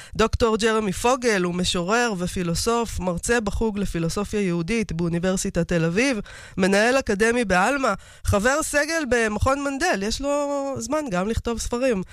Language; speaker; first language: Hebrew; native; Hebrew